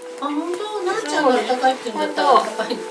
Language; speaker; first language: Japanese; native; Japanese